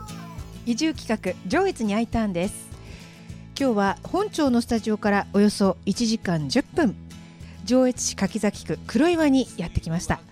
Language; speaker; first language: Japanese; native; Japanese